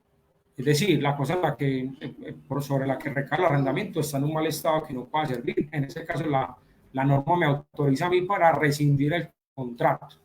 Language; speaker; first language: Spanish; native; Spanish